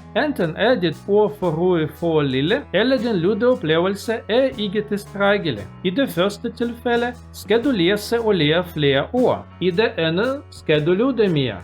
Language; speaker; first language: Danish; non-native, learner; Russian